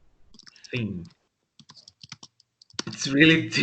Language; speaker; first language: English; non-native, learner; Portuguese